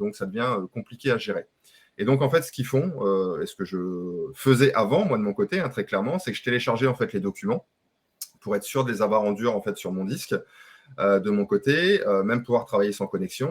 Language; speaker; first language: French; native; French